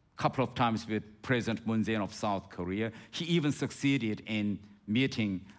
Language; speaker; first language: English; non-native, fluent; Korean